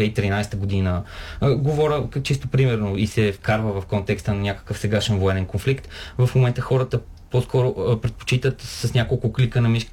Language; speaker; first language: Bulgarian; native; Bulgarian